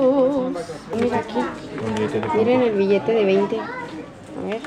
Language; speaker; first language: Spanish; native; Spanish